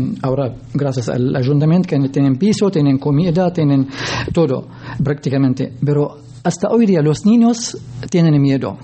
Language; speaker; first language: Spanish; non-native, learner; Arabic